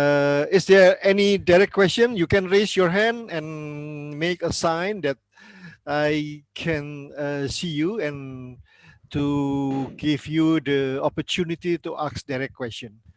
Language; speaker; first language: English; non-native, learner; Indonesian